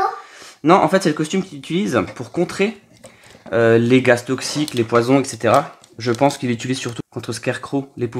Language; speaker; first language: French; native; French